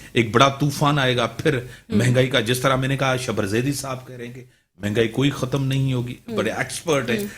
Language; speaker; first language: Urdu; native; Urdu